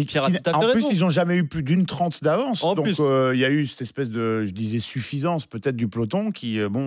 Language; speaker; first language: French; native; French